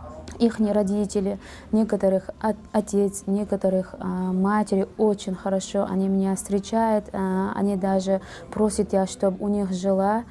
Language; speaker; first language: Russian; non-native, fluent; Uzbek